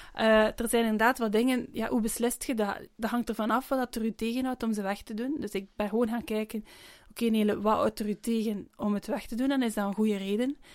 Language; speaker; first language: Dutch; native; Dutch